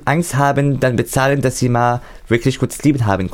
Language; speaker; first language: German; non-native, fluent; Arabic